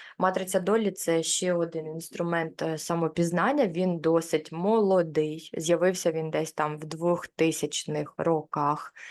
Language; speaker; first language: Ukrainian; non-native, local second language; Russian